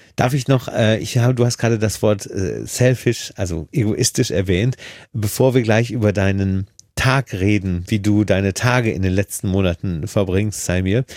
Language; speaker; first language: German; native; German